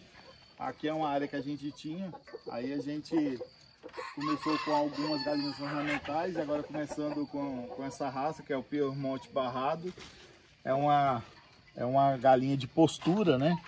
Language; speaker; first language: Portuguese; native; Portuguese